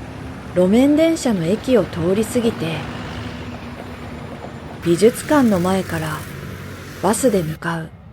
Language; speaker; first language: Japanese; native; Japanese